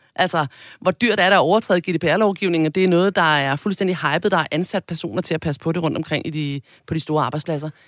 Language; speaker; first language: Danish; native; Danish